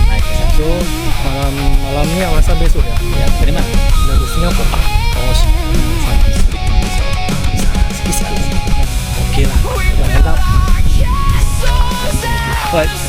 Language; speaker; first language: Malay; non-native, local second language; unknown